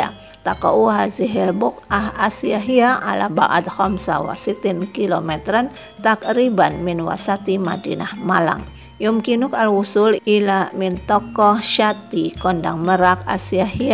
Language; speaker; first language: Arabic; non-native, fluent; Indonesian